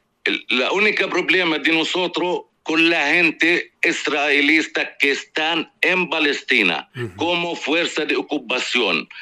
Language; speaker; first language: Spanish; non-native, fluent; Arabic